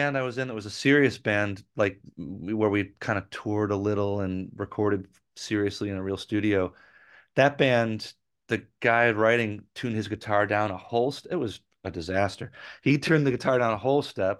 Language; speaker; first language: English; native; English